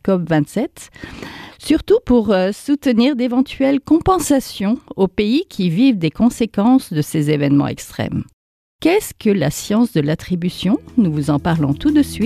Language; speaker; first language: French; native; French